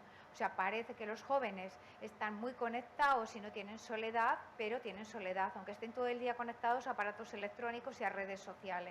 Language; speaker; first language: Spanish; native; Spanish